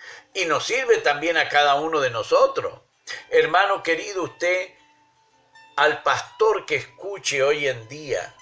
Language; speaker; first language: Spanish; native; Spanish